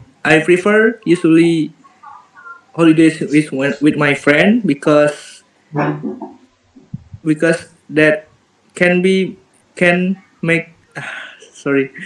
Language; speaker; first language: English; non-native, learner; Indonesian